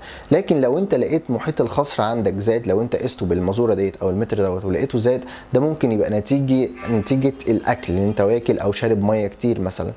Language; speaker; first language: Arabic; native; Arabic